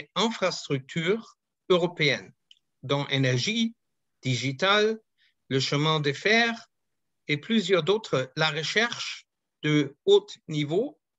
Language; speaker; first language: French; non-native, fluent; German